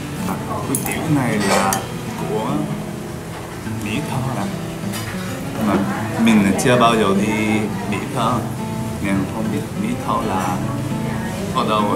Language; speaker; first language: Vietnamese; non-native, learner; Japanese